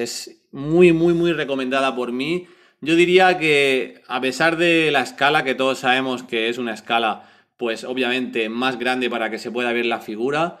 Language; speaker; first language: Spanish; native; Spanish